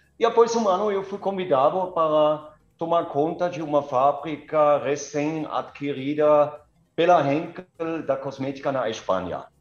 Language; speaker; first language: Portuguese; non-native, fluent; German